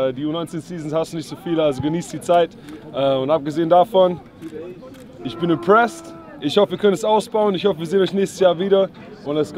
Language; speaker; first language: German; native; German